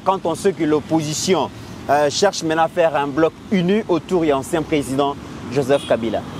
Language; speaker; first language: French; non-native, local second language; Lingala